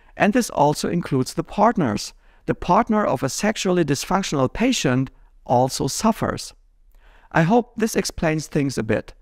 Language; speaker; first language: English; non-native, fluent; German